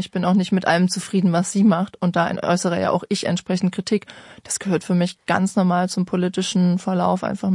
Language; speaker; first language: German; native; German